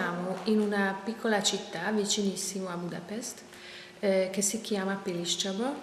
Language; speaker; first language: Italian; non-native, fluent; Hungarian